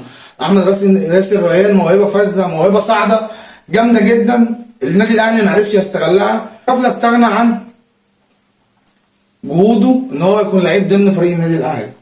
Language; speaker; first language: Arabic; native; Arabic